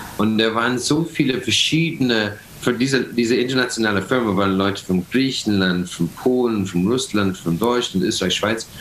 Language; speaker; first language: German; non-native, fluent; English